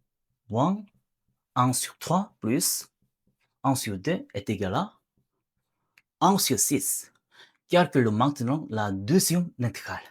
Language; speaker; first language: French; non-native, learner; Korean